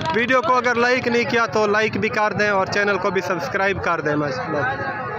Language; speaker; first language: Urdu; non-native, local second language; Saraiki